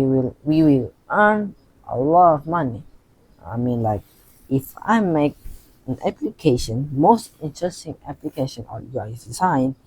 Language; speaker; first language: English; non-native, learner; Indonesian